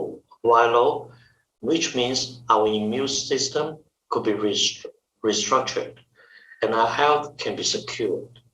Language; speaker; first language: English; non-native, fluent; Chinese